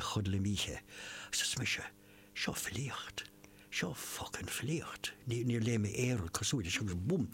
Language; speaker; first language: Irish; non-native, local second language; English